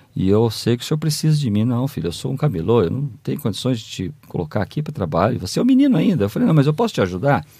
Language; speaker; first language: Portuguese; native; Portuguese